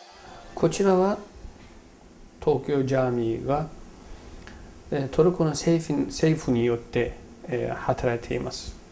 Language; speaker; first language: Japanese; non-native, fluent; Turkish